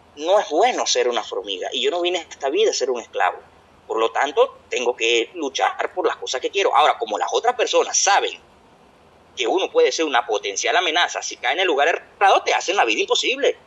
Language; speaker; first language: Spanish; native; Spanish